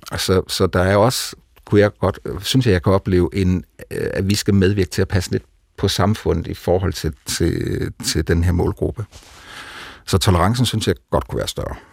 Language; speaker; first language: Danish; native; Danish